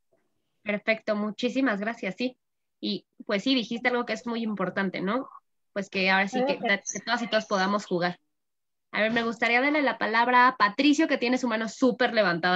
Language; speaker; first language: Spanish; native; Spanish